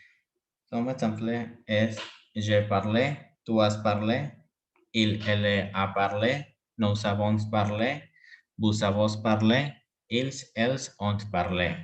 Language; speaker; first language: French; non-native, learner; Spanish